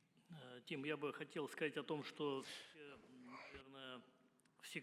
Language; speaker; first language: Russian; native; Russian